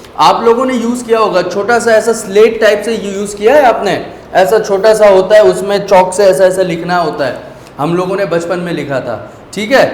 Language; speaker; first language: Hindi; native; Hindi